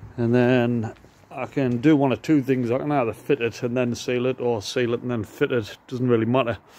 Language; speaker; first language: English; native; English